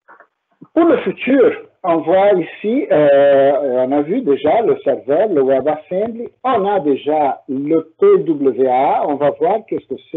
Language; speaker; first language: French; non-native, fluent; Portuguese